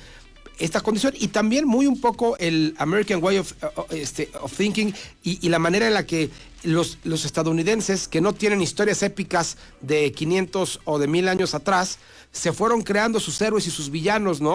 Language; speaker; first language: Spanish; native; Spanish